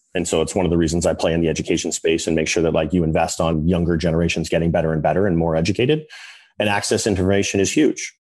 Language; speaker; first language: English; native; English